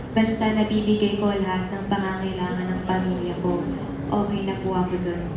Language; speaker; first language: Filipino; native; Filipino